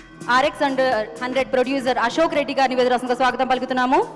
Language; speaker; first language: Telugu; native; Telugu